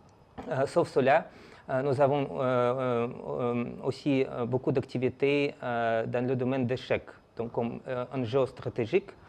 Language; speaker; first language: French; non-native, fluent; Russian